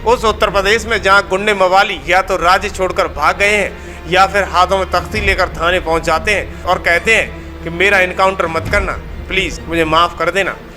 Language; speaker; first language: Hindi; native; Hindi